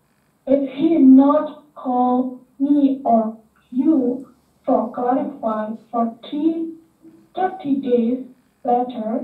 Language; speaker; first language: English; non-native, learner; Indonesian